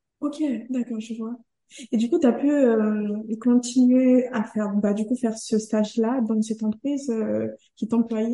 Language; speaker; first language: French; non-native, local second language; Ngazidja Comorian